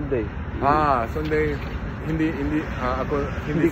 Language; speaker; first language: Filipino; non-native, learner; Korean